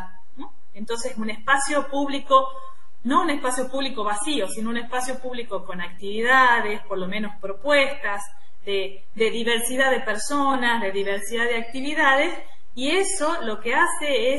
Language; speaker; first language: Spanish; native; Spanish